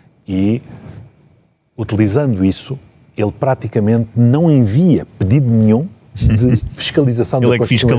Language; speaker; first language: Portuguese; native; Portuguese